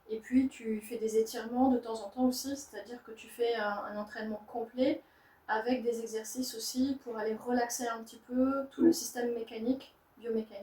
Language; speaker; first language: French; native; French